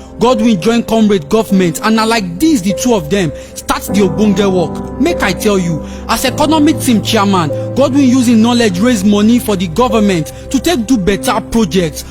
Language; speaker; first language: Nigerian Pidgin; native; Nigerian Pidgin